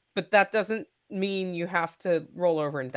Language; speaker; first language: English; native; English